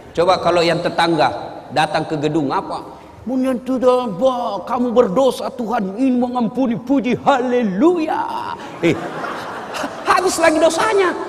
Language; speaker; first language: Indonesian; non-native, local second language; Buginese